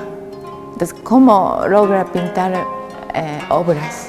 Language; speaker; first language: Spanish; non-native, learner; Japanese